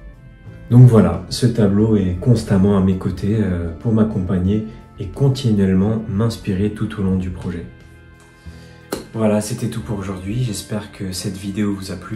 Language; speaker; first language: French; native; French